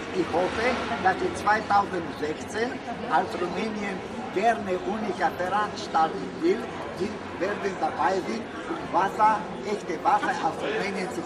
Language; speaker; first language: German; non-native, learner; Romanian